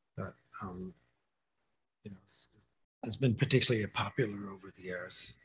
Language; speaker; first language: English; native; English